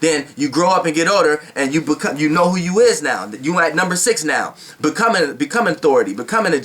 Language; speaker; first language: English; native; English